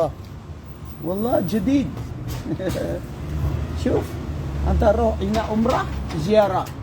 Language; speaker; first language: Arabic; non-native, learner; Filipino